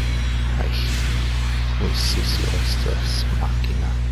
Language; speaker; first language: Spanish; non-native, learner; English